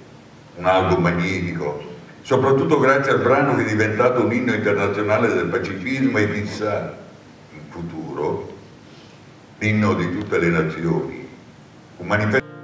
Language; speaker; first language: Italian; native; Italian